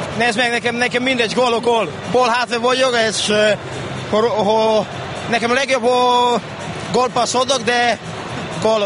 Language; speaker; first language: Hungarian; non-native, learner; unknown